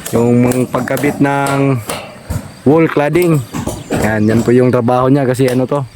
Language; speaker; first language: Filipino; non-native, local second language; Cebuano